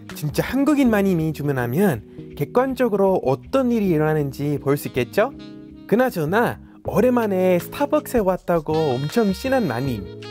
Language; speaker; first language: Korean; non-native, fluent; English